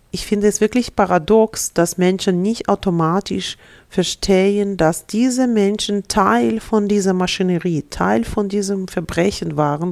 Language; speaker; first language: German; non-native, fluent; Russian